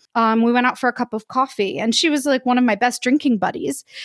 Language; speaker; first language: English; native; English